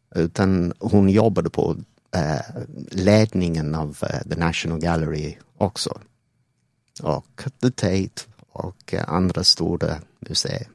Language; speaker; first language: Swedish; non-native, fluent; English